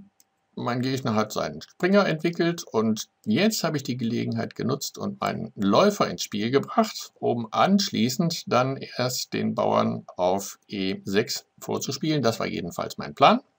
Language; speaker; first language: German; native; German